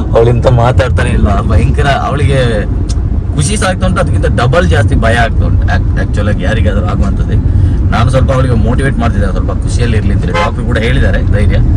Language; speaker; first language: Kannada; non-native, local second language; Tulu